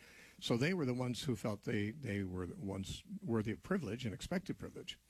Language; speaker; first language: English; native; English